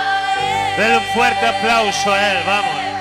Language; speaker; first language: Spanish; native; Spanish